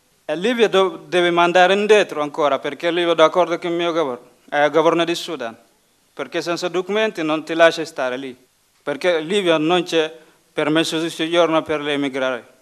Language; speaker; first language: Italian; non-native, learner; Masai